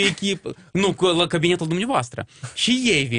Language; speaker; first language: Romanian; non-native, local second language; Russian